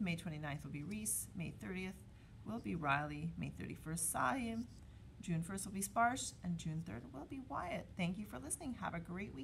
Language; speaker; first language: English; native; English